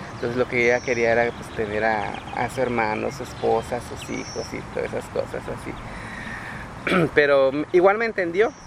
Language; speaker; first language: Spanish; native; Spanish